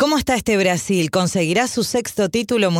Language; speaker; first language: Portuguese; non-native, learner; Spanish